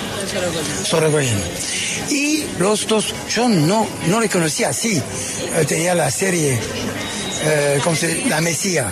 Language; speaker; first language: Spanish; non-native, fluent; French